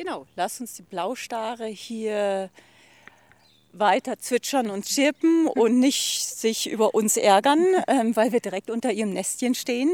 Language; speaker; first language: German; native; German